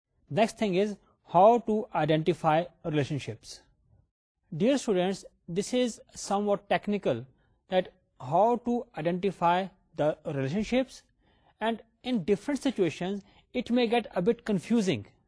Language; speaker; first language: English; non-native, local second language; Urdu